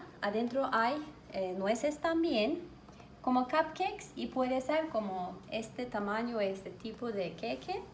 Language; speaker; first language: Spanish; non-native, learner; Turkish